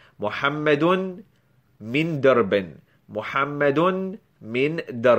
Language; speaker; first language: Arabic; non-native, fluent; English